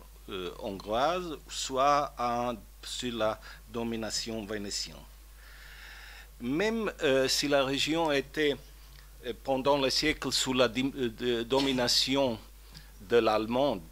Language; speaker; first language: French; non-native, fluent; Croatian